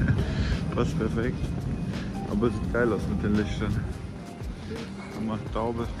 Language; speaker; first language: German; native; German